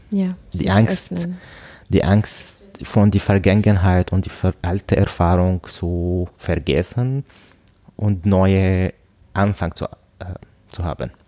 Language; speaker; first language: German; non-native, learner; Arabic